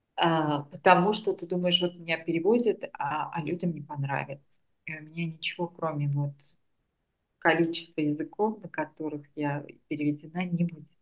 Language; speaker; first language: Russian; non-native, local second language; Armenian